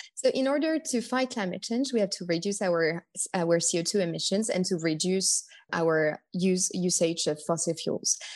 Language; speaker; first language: English; non-native, fluent; French